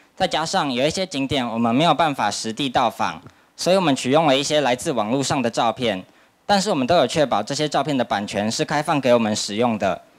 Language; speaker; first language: Chinese; native; Chinese